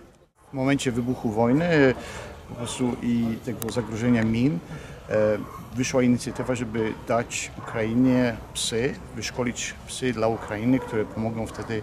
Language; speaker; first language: Polish; early bilingual, heritage; Polish